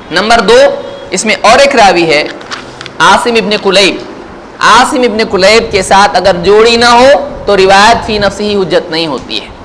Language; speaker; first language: Urdu; native; Urdu